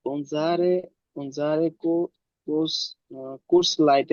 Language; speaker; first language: German; non-native, learner; Bangla